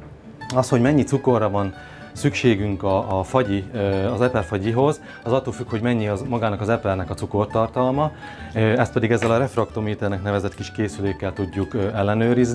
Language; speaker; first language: Hungarian; native; Hungarian